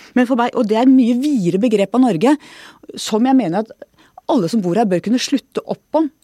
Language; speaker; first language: Norwegian; native; Norwegian